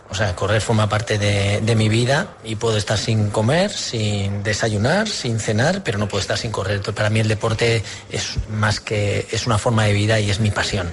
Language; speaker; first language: Spanish; native; Spanish